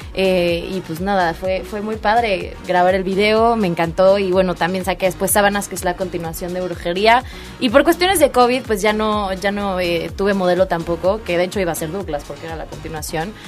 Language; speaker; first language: Spanish; native; Spanish